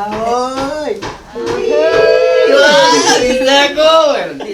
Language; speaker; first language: Indonesian; native; Indonesian